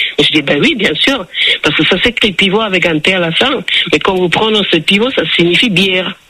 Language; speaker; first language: French; non-native, fluent; Czech